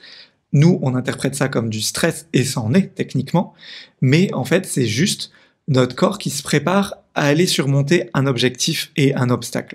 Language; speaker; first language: French; native; French